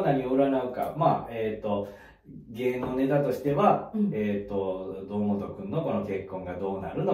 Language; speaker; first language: Japanese; native; Japanese